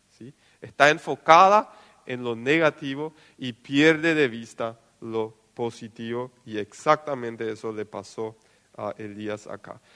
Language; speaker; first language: Spanish; non-native, local second language; Plautdietsch